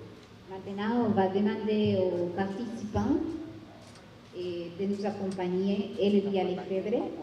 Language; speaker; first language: French; non-native, fluent; Spanish